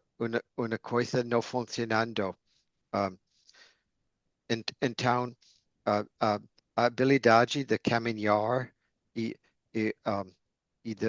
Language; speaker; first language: Portuguese; non-native, fluent; English